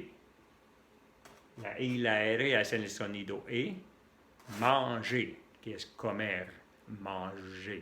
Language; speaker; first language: Spanish; non-native, fluent; French